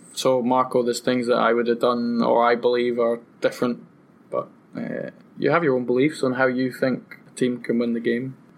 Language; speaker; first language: English; native; English